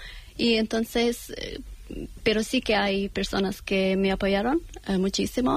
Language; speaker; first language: Spanish; non-native, learner; Persian